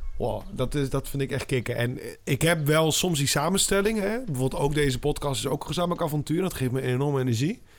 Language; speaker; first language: Dutch; native; Dutch